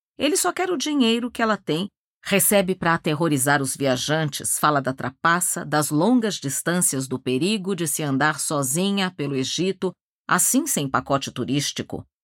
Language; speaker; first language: Portuguese; native; Portuguese